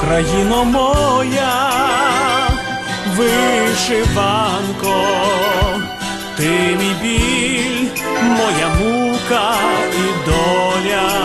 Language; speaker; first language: Ukrainian; native; Ukrainian